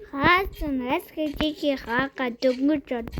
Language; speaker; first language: Mongolian; early bilingual, heritage; Mongolian